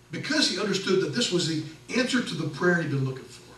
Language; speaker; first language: English; native; English